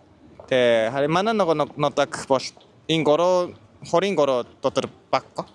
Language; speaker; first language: Mongolian; non-native, learner; Japanese